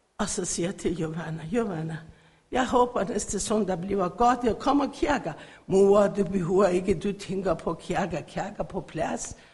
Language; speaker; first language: Danish; non-native, learner; Persian